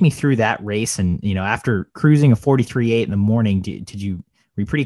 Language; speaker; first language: English; native; English